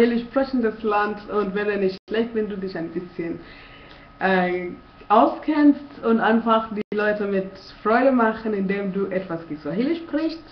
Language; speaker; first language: German; non-native, fluent; Swahili